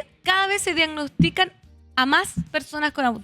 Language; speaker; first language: Spanish; native; Spanish